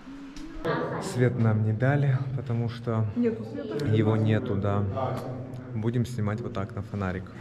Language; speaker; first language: Russian; native; Russian